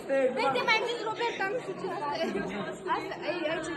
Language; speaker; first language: Romanian; early bilingual, heritage; Romanian